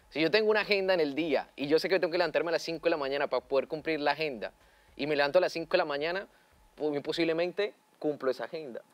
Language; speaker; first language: Spanish; native; Spanish